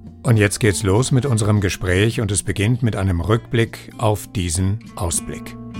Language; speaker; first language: German; native; German